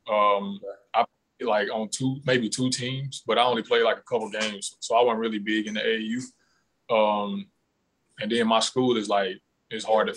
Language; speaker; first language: English; native; English